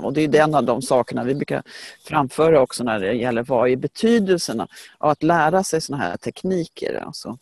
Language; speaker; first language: Swedish; native; Swedish